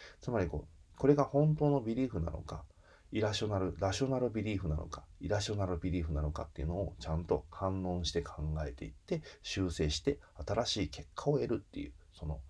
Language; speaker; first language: Japanese; native; Japanese